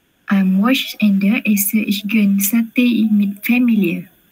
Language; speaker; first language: German; non-native, learner; Malay